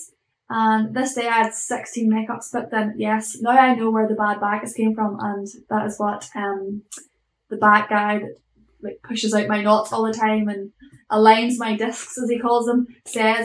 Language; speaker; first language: English; native; English